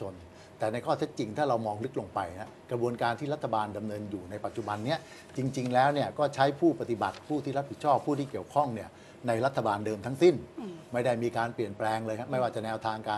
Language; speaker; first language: Thai; native; Thai